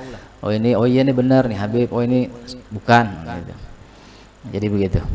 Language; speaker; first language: Indonesian; native; Indonesian